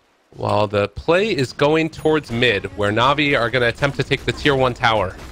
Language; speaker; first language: English; native; English